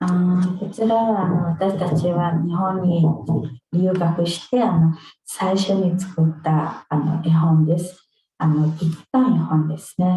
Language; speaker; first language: Japanese; non-native, fluent; Mongolian